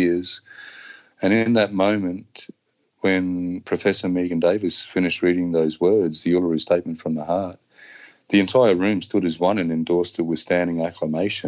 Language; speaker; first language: English; native; English